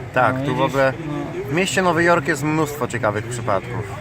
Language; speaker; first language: Polish; native; Polish